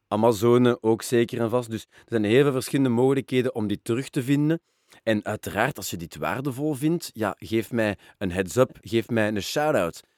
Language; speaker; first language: Dutch; non-native, local second language; French